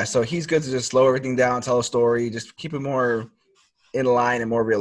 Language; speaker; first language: English; native; English